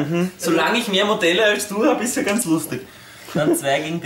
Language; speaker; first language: German; native; German